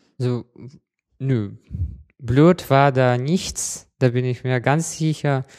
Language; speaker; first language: German; non-native, fluent; Russian